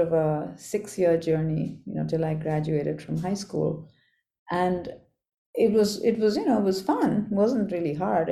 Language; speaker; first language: English; non-native, local second language; Bangla